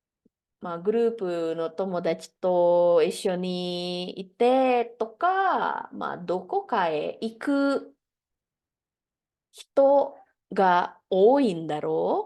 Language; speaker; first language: Japanese; non-native, fluent; Indonesian